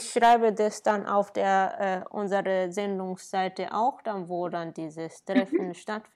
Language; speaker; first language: German; non-native, fluent; Japanese